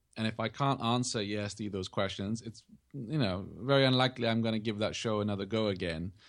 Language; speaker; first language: English; native; English